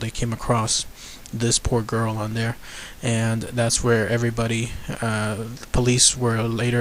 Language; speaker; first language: English; native; English